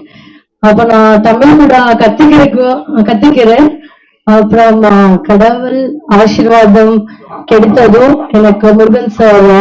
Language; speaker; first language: Tamil; non-native, learner; Kannada